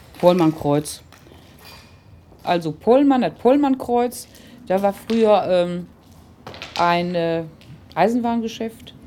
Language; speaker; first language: German; native; German